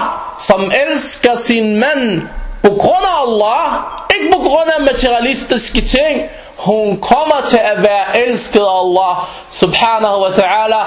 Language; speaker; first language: Danish; non-native, fluent; Arabic